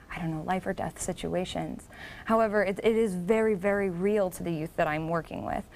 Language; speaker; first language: English; native; English